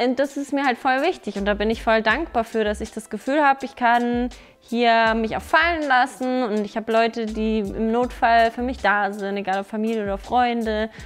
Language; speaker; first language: German; native; German